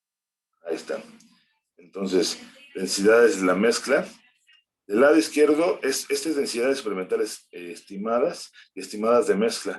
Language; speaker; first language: Spanish; native; Spanish